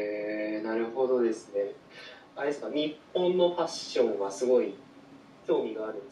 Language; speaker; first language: Japanese; native; Japanese